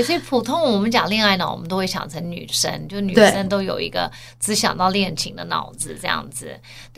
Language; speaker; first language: Chinese; early bilingual, heritage; Chinese